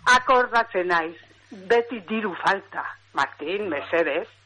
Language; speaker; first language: Basque; non-native, local second language; Spanish